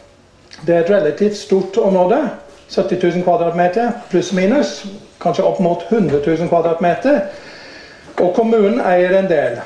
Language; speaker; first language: Norwegian; non-native, fluent; English